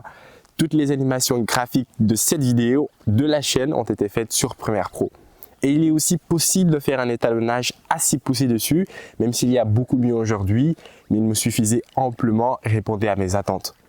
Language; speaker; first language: French; native; French